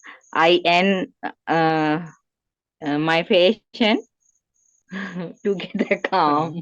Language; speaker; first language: English; non-native, learner; Sinhala